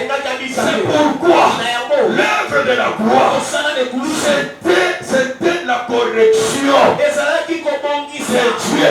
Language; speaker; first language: French; non-native, local second language; Lingala